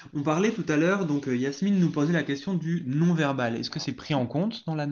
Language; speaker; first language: French; native; French